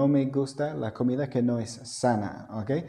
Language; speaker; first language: Spanish; non-native, fluent; English